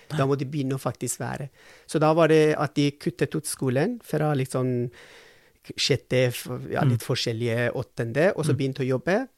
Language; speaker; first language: Norwegian; non-native, fluent; Persian